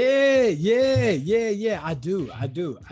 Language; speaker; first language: English; native; English